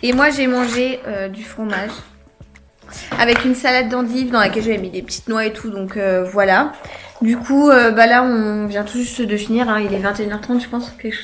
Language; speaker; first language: French; native; French